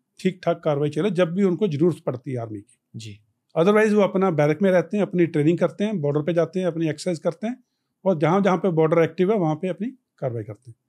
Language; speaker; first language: Hindi; non-native, local second language; Punjabi